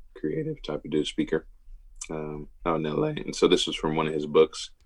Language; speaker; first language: English; native; English